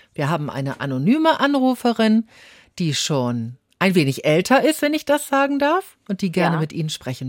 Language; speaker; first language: German; native; German